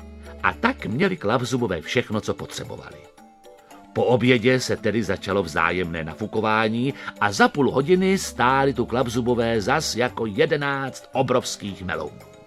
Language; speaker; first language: Czech; native; Czech